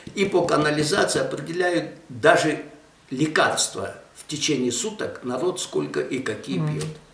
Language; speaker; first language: Russian; non-native, local second language; Armenian